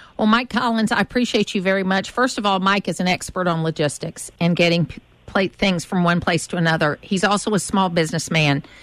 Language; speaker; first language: English; native; English